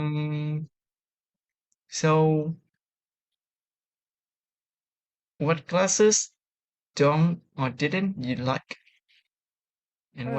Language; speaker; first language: English; non-native, learner; Vietnamese